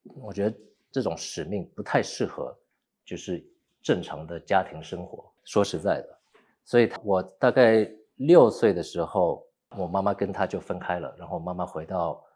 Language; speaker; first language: Chinese; early bilingual, heritage; Chinese